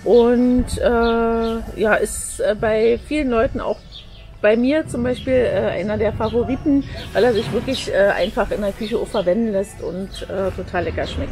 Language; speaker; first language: German; native; German